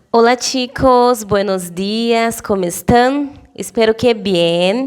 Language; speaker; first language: Spanish; non-native, fluent; Portuguese